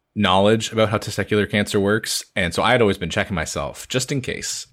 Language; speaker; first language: English; native; English